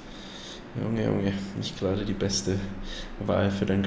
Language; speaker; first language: German; native; German